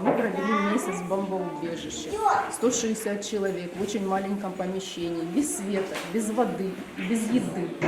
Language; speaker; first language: Russian; native; Russian